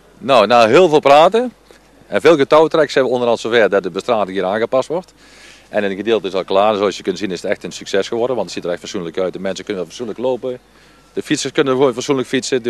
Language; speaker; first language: Dutch; native; Dutch